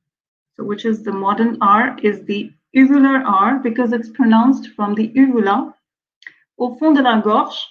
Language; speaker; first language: English; non-native, fluent; French